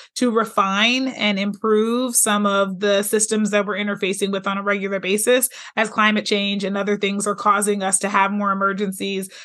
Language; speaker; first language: English; native; English